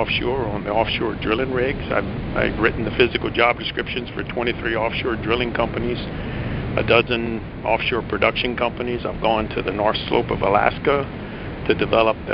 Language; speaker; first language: English; native; English